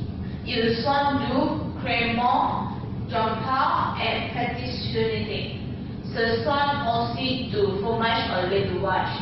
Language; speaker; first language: French; non-native, learner; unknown